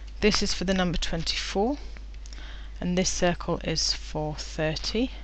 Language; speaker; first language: English; native; English